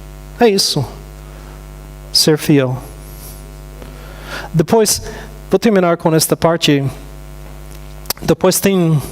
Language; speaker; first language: Portuguese; non-native, fluent; English